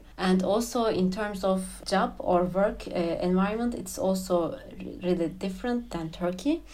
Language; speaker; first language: English; non-native, fluent; Turkish